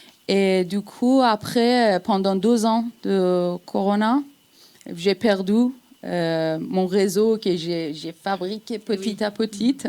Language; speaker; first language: French; non-native, fluent; Persian